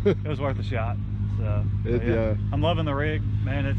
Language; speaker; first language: English; native; English